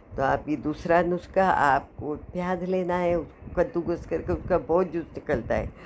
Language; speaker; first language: Hindi; non-native, local second language; Marathi